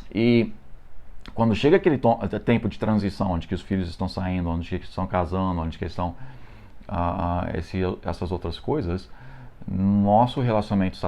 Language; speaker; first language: Portuguese; non-native, fluent; English